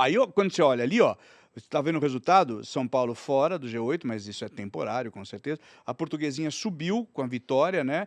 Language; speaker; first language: Portuguese; native; Portuguese